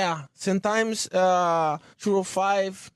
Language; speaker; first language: English; non-native, learner; Portuguese